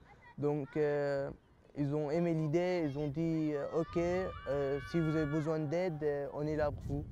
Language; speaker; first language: French; early bilingual, other home language; Arabic